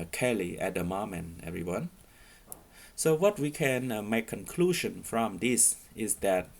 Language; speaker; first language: English; non-native, fluent; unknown